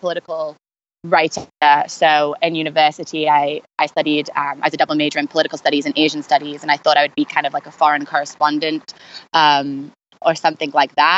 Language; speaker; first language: English; native; English